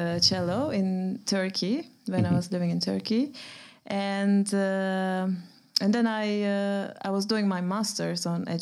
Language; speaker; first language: English; non-native, fluent; Turkish